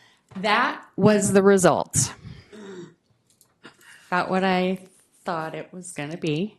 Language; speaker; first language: English; native; English